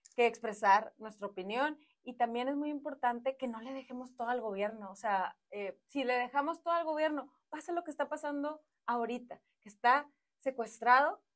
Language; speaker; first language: Spanish; native; Spanish